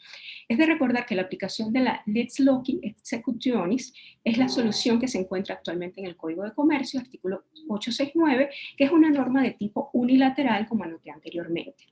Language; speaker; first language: Spanish; native; Spanish